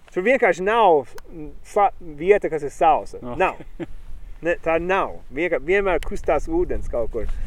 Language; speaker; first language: Latvian; early bilingual, heritage; Latvian